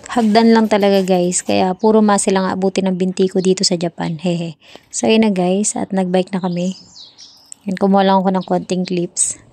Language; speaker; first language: Filipino; native; Filipino